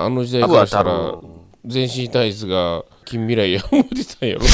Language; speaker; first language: Japanese; native; Japanese